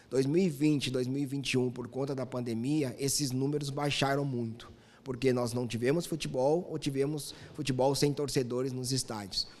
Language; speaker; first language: Portuguese; native; Portuguese